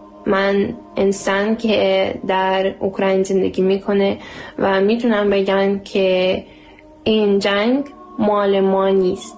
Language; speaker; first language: Persian; non-native, learner; Ukrainian